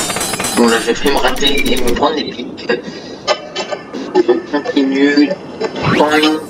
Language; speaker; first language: French; native; French